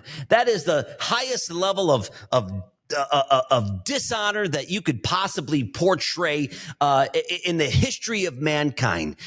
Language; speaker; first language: English; native; English